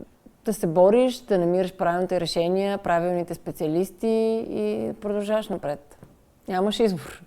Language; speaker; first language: Bulgarian; native; Bulgarian